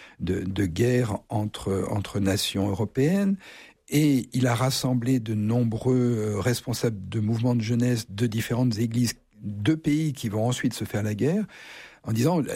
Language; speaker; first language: French; native; French